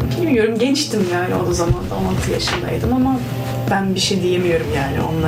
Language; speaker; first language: Turkish; early bilingual, heritage; Turkish